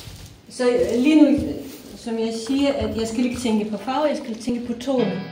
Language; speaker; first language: Danish; non-native, fluent; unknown